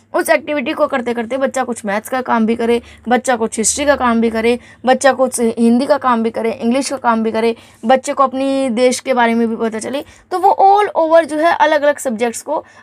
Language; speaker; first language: Hindi; native; Hindi